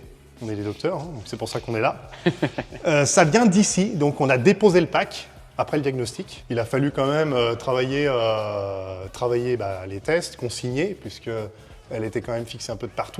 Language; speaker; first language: French; native; French